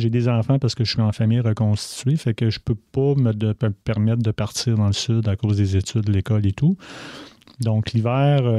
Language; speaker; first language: French; native; French